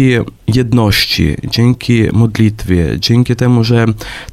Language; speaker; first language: Polish; non-native, fluent; Ukrainian